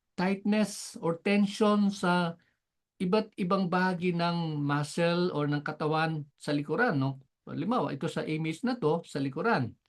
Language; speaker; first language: Filipino; non-native, local second language; Cebuano